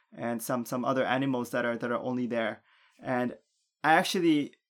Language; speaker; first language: English; non-native, fluent; Japanese